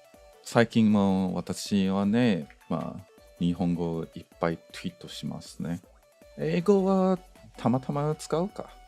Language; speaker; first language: Japanese; non-native, learner; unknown